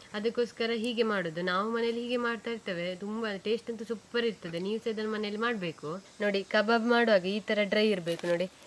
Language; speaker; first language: Kannada; native; Kannada